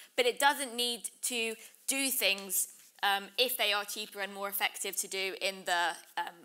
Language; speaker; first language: English; native; English